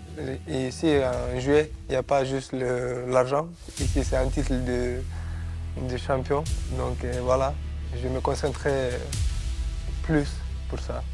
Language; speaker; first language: French; non-native, learner; Romanian